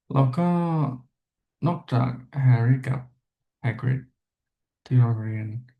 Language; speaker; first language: Thai; non-native, learner; English